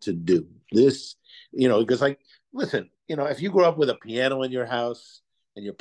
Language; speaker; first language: English; native; English